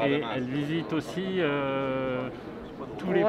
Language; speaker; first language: French; native; French